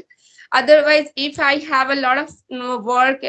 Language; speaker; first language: English; non-native, learner; Hindi